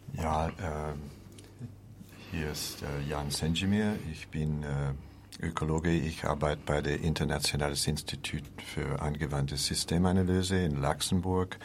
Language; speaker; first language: German; non-native, learner; English